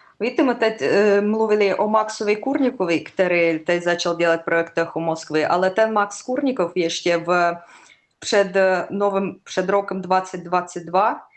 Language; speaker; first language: Czech; non-native, learner; Russian